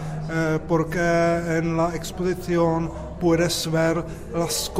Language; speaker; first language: Spanish; non-native, fluent; Czech